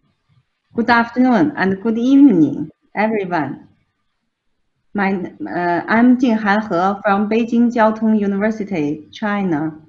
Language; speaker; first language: English; non-native, fluent; Chinese